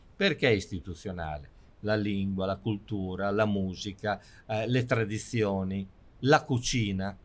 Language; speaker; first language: Italian; native; Italian